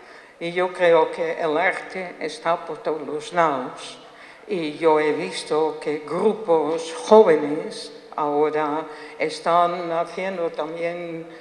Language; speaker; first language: Spanish; non-native, fluent; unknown